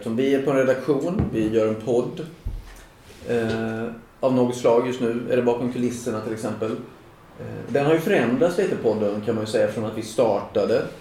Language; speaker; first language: Swedish; native; Swedish